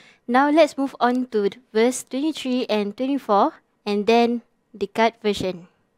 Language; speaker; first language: English; non-native, local second language; Malay